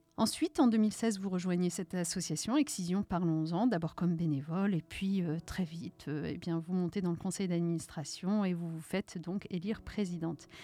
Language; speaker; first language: French; early bilingual, other home language; Riffian